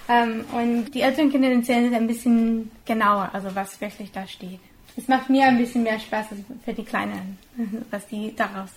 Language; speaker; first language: German; non-native, fluent; English